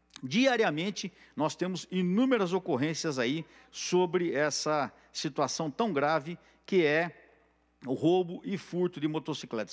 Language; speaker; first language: Portuguese; native; Portuguese